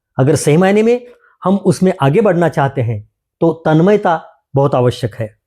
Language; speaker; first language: Hindi; non-native, local second language; Marathi